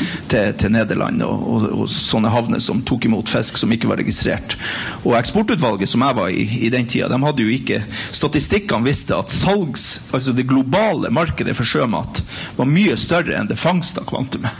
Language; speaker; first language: Norwegian; native; Norwegian